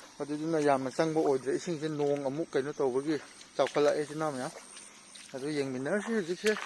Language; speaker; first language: Manipuri; native; Manipuri